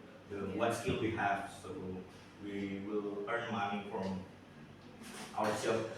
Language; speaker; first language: English; non-native, learner; Indonesian